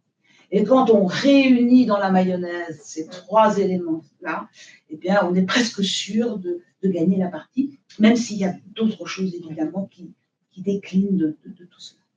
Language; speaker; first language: French; native; French